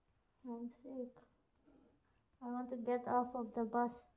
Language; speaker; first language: English; non-native, local second language; Cebuano